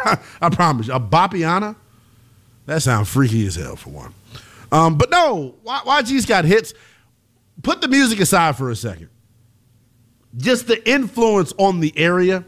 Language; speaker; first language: English; native; English